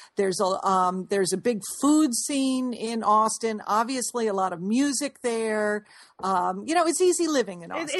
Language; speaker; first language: English; native; English